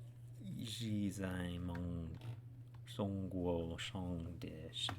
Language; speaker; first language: Chinese; non-native, learner; English